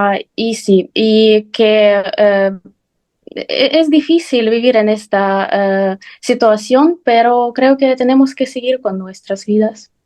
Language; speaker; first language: Spanish; non-native, fluent; Ukrainian